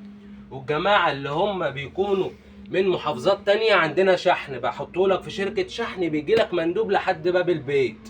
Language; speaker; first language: Arabic; native; Arabic